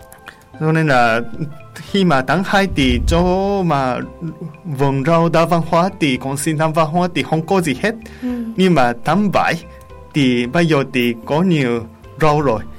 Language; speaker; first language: Vietnamese; non-native, learner; Japanese